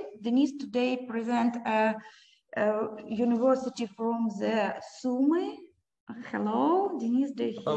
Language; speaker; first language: English; non-native, learner; Ukrainian